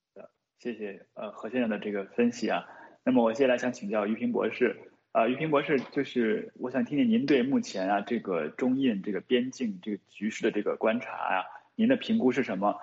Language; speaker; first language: Chinese; native; Chinese